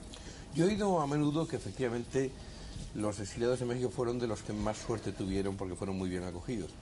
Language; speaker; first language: Spanish; native; Spanish